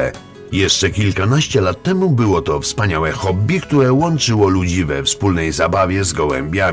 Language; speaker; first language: Polish; native; Polish